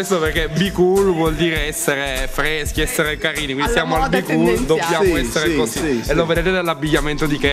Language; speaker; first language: Italian; native; Italian